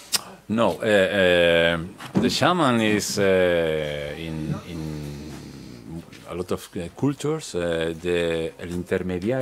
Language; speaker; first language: English; non-native, learner; Spanish